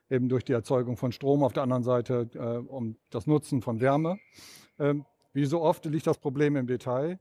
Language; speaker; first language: German; native; German